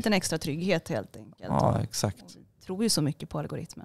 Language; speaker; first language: Swedish; native; Swedish